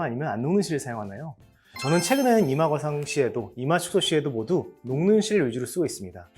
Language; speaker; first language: Korean; native; Korean